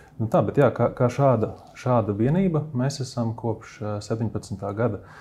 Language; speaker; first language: Latvian; native; Latvian